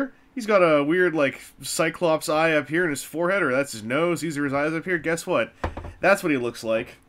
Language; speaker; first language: English; native; English